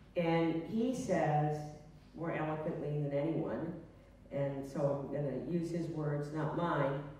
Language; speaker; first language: English; native; English